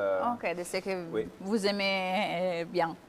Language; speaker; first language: French; non-native, fluent; Italian